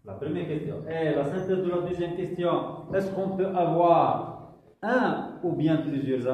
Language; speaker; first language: French; non-native, local second language; Kabyle